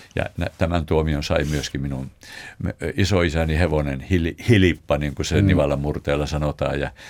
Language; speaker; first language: Finnish; native; Finnish